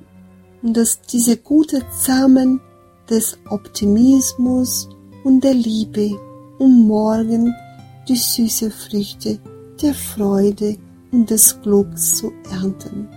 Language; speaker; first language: German; non-native, fluent; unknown